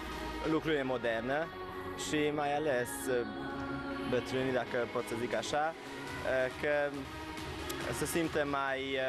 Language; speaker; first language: Romanian; non-native, local second language; Hungarian